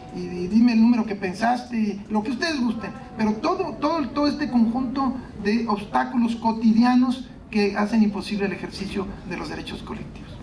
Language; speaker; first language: Spanish; native; Spanish